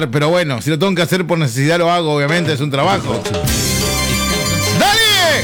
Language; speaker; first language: Spanish; native; Spanish